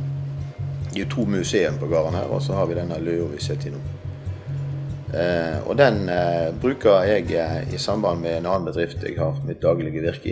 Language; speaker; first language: Norwegian; native; Norwegian